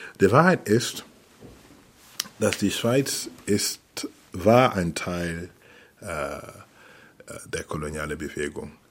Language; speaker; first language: German; non-native, fluent; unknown